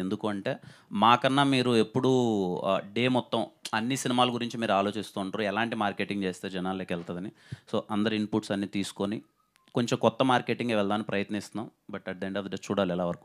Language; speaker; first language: Telugu; native; Telugu